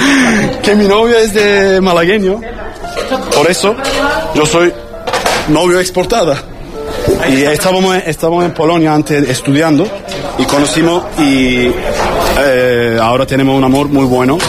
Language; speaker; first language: Spanish; non-native, learner; Turkish